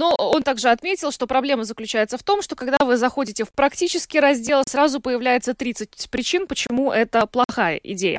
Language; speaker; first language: Russian; native; Russian